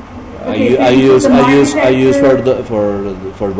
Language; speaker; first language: English; non-native, learner; Spanish